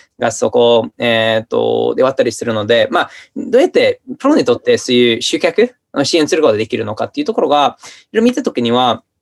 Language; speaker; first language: Japanese; non-native, fluent; English